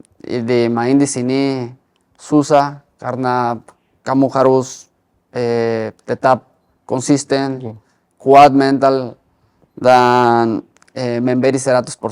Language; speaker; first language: Indonesian; non-native, learner; Spanish